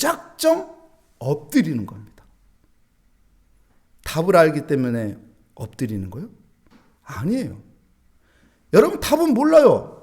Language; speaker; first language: Korean; native; Korean